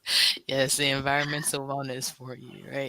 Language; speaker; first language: English; native; English